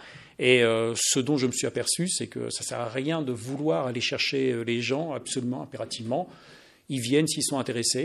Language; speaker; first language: French; native; French